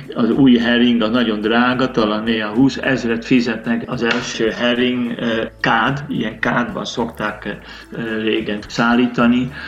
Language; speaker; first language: Hungarian; non-native, fluent; Dutch